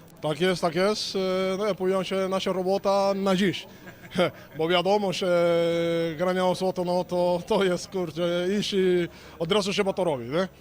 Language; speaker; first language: Polish; non-native, fluent; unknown